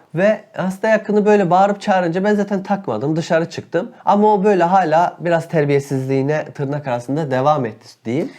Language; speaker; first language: Turkish; native; Turkish